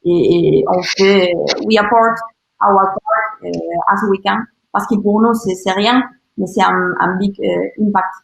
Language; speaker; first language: French; non-native, learner; Spanish